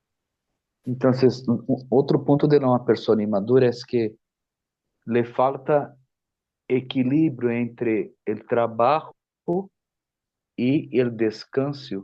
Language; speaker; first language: Spanish; non-native, fluent; Portuguese